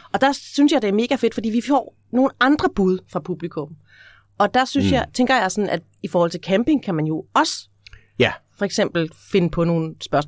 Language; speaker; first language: Danish; native; Danish